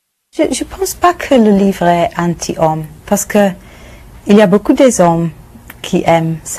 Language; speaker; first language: French; non-native, learner; English